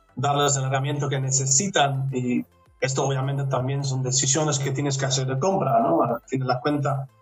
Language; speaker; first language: Spanish; non-native, fluent; Dutch